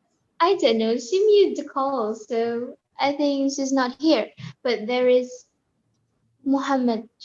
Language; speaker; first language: English; non-native, learner; Indonesian